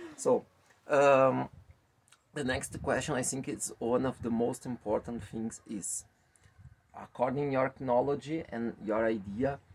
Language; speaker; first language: English; non-native, learner; Portuguese